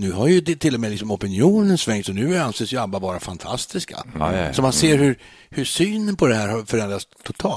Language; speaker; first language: Swedish; native; Swedish